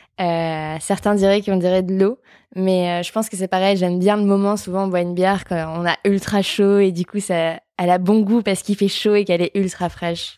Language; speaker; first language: French; native; French